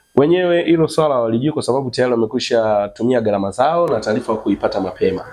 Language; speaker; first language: Swahili; native; Swahili